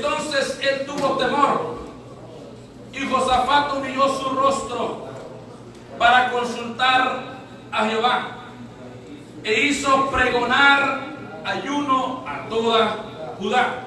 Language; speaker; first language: Spanish; native; Spanish